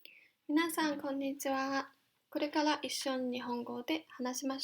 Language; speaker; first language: Japanese; non-native, fluent; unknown